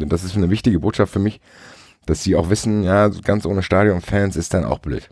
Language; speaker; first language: German; native; German